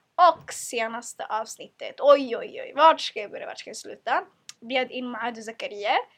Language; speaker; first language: Swedish; early bilingual, other home language; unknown